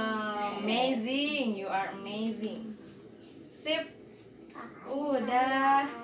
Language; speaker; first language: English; non-native, learner; Indonesian